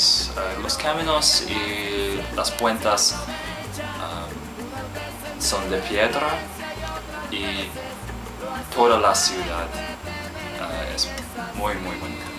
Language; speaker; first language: Spanish; non-native, learner; English